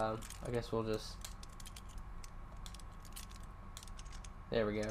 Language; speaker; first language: English; native; English